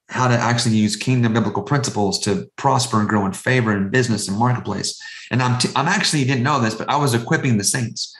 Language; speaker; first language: English; native; English